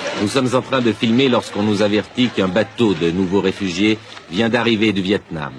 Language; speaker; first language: French; native; French